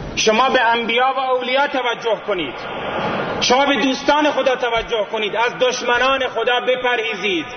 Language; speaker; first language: Persian; native; Persian